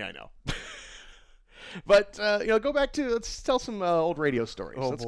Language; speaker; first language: English; native; English